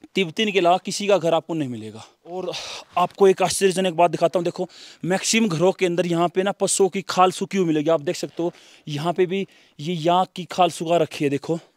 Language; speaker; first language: Hindi; native; Hindi